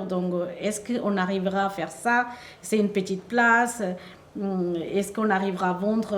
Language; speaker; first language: French; non-native, fluent; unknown